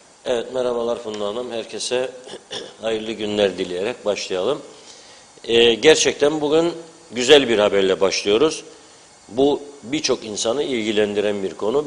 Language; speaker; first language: Turkish; native; Turkish